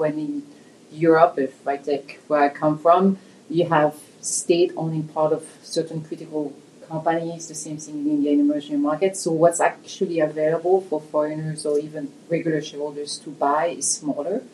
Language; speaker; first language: English; non-native, fluent; French